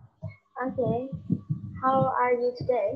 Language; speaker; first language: English; non-native, learner; Vietnamese